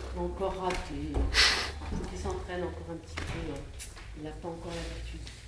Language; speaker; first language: French; native; French